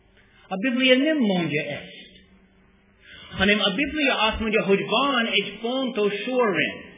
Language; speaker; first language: Hungarian; non-native, fluent; English